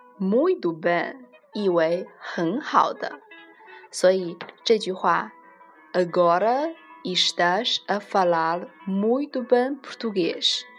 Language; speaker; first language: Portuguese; non-native, fluent; Chinese